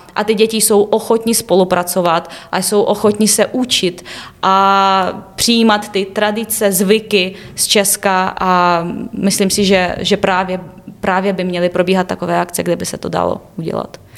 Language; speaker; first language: Czech; non-native, fluent; Ukrainian